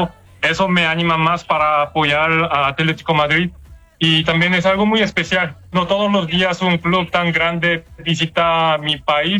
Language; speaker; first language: Spanish; non-native, fluent; Korean